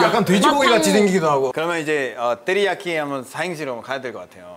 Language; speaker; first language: Korean; non-native, fluent; Spanish